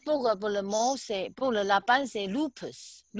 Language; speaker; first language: French; non-native, learner; Chinese